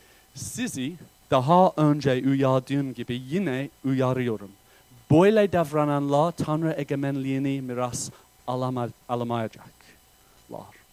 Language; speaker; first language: Turkish; non-native, fluent; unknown